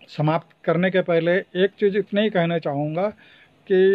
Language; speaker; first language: Hindi; non-native, local second language; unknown